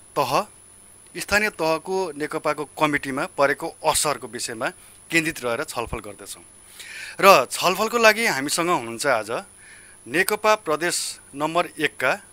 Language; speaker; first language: Nepali; native; Nepali